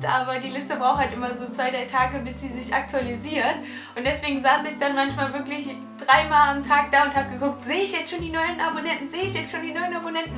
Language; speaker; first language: German; native; German